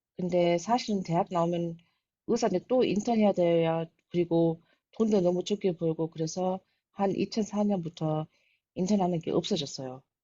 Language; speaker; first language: Korean; early bilingual, heritage; Korean